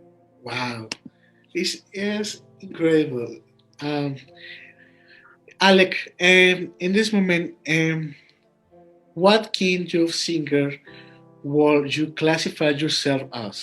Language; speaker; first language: English; non-native, learner; Spanish